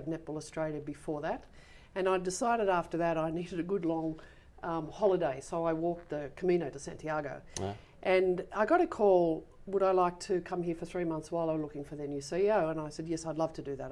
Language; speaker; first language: English; native; English